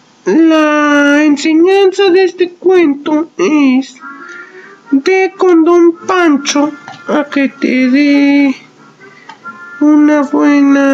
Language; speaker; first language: Spanish; native; Spanish